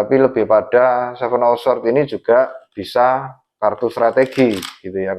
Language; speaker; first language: Indonesian; native; Indonesian